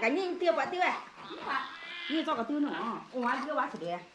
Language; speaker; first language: Vietnamese; non-native, local second language; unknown